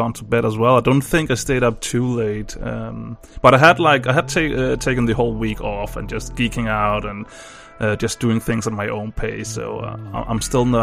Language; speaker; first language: English; non-native, fluent; Danish